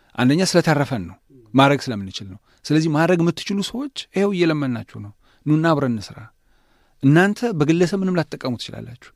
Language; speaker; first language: Amharic; native; Amharic